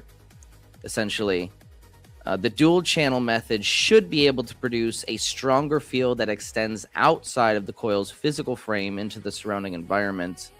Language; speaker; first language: English; native; English